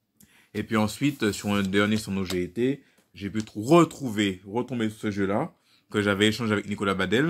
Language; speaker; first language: French; native; French